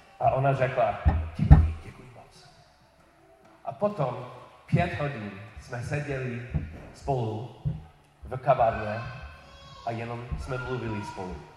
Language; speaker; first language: Czech; non-native, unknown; English